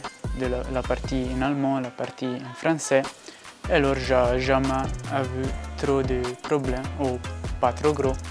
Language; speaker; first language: French; non-native, local second language; Italian